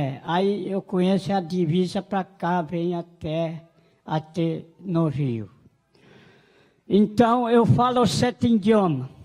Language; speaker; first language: Portuguese; non-native, local second language; Guarani